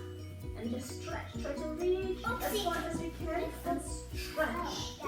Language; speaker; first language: English; non-native, fluent; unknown